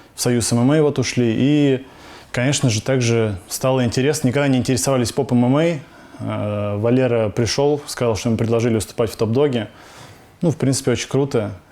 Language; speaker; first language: Russian; native; Russian